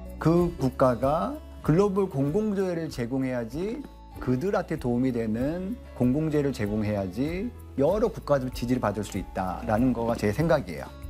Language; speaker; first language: Korean; native; Korean